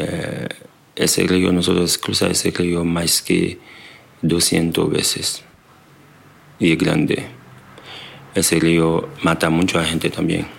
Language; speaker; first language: Spanish; non-native, learner; Haitian Creole